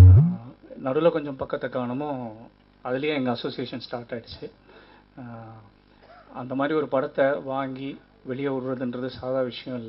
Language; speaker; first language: Tamil; native; Tamil